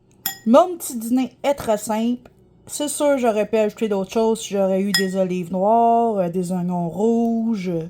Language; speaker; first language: French; native; French